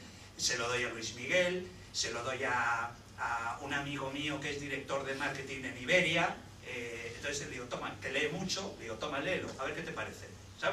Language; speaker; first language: Spanish; native; Spanish